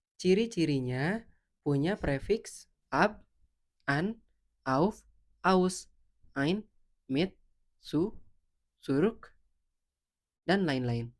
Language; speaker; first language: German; non-native, fluent; Indonesian